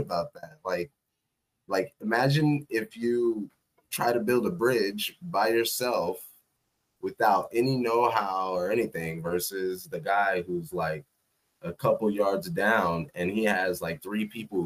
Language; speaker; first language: English; native; English